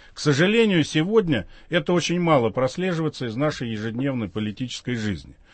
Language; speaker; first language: Russian; native; Russian